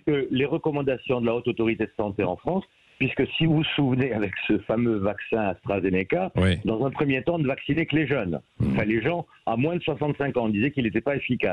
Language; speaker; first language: French; native; French